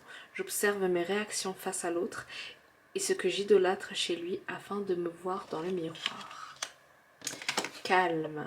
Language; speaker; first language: French; native; French